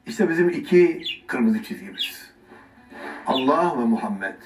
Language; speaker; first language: Turkish; native; Turkish